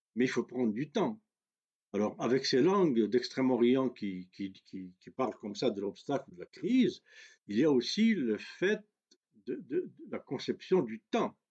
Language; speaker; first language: French; non-native, local second language; Kabyle